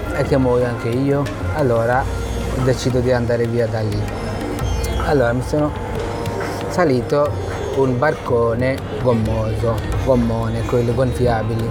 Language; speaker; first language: Italian; non-native, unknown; Bangla